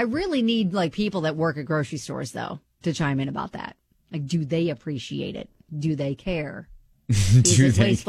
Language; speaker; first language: English; native; English